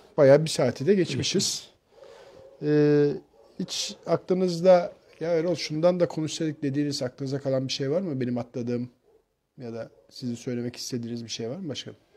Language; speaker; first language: Turkish; native; Turkish